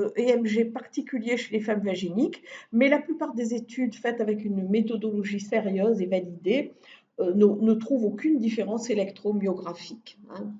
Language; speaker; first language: French; native; French